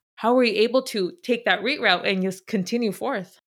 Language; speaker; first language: English; early bilingual, other home language; Spanish